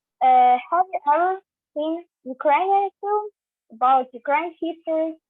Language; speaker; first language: English; non-native, learner; Ukrainian